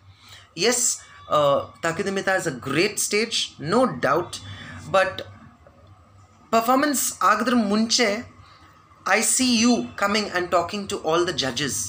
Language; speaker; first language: Kannada; non-native, learner; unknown